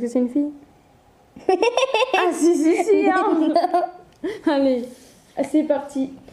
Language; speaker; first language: French; native; French